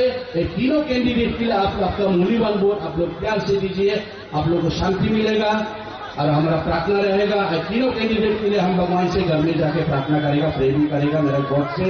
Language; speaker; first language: Hindi; non-native, local second language; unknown